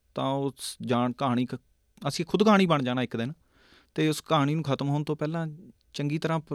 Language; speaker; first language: Punjabi; native; Punjabi